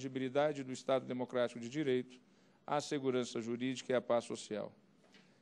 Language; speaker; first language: Portuguese; native; Portuguese